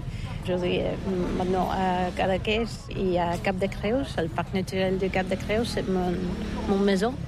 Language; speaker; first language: French; non-native, learner; Bulgarian